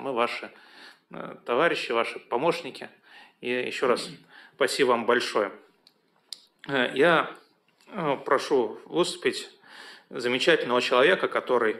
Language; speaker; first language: Russian; native; Russian